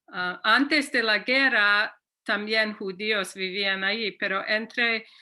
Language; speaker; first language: Spanish; non-native, fluent; English